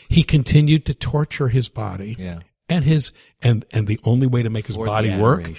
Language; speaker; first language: English; native; English